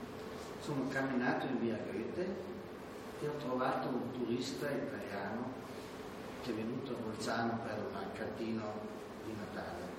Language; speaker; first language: Italian; non-native, learner; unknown